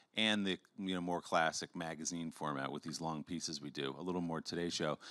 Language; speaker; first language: English; native; English